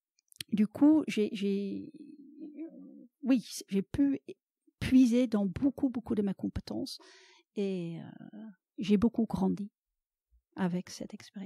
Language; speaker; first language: French; non-native, fluent; Dutch